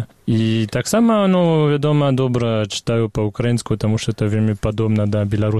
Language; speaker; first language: Belarusian; non-native, fluent; French